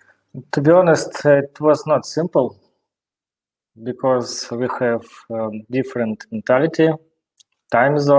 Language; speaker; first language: English; non-native, learner; Russian